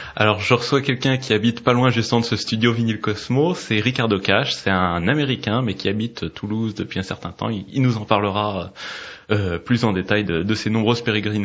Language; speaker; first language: French; native; French